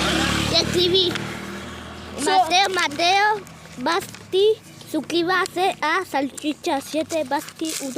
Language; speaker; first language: Spanish; native; Spanish